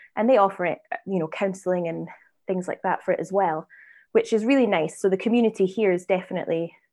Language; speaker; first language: English; native; English